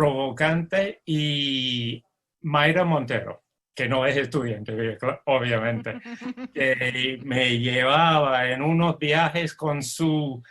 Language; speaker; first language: Spanish; non-native, fluent; English